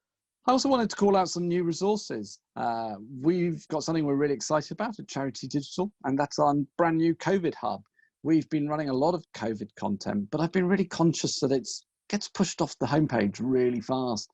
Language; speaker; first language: English; native; English